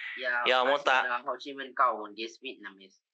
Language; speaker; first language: Finnish; non-native, learner; Vietnamese